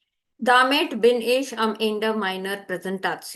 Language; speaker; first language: German; non-native, fluent; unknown